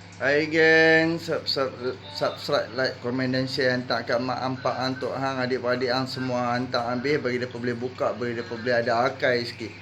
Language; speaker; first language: Malay; native; Malay